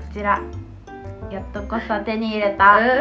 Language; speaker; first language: Japanese; native; Japanese